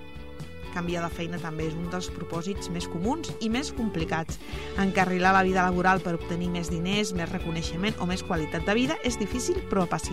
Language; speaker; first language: Catalan; native; Catalan